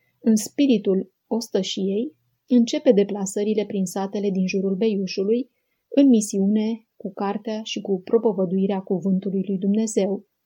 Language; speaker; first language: Romanian; native; Romanian